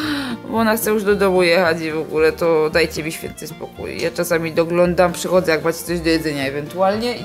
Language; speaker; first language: Polish; native; Polish